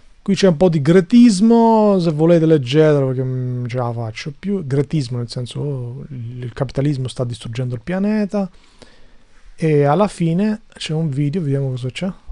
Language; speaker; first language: Italian; non-native, fluent; Albanian